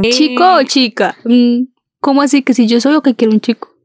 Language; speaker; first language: Spanish; native; Spanish